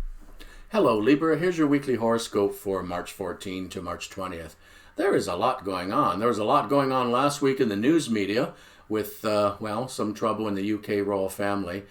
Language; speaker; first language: English; native; English